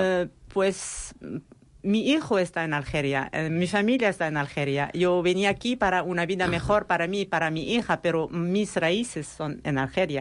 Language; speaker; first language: Spanish; non-native, learner; Arabic